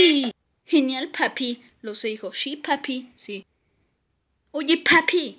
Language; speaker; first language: Spanish; native; Spanish